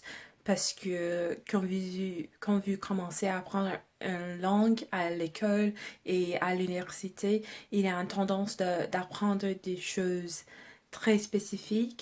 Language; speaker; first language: French; non-native, fluent; English